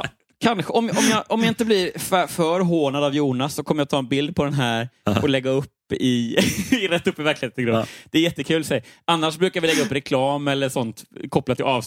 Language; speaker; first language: Swedish; native; Swedish